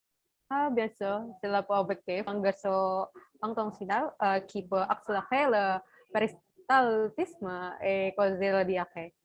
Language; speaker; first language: French; non-native, learner; Indonesian